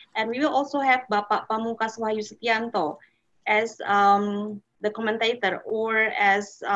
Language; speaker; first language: English; non-native, fluent; Indonesian